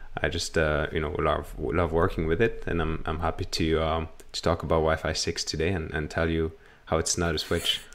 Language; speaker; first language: English; non-native, fluent; French